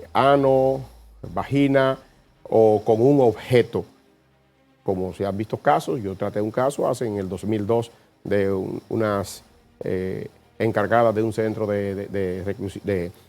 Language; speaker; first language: Spanish; native; Spanish